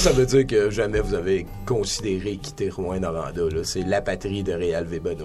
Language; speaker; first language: French; native; French